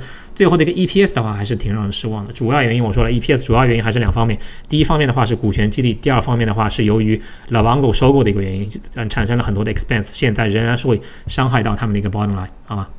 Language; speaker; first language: Chinese; native; Chinese